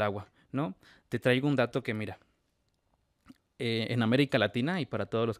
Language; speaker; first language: Spanish; native; Spanish